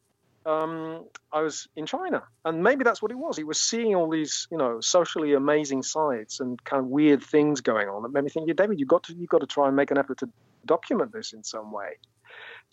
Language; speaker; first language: English; native; English